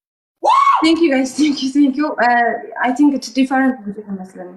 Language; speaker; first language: English; non-native, learner; Tigrinya